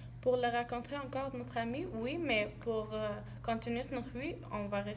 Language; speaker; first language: French; non-native, learner; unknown